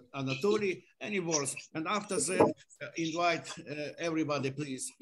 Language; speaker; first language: English; non-native, learner; Ukrainian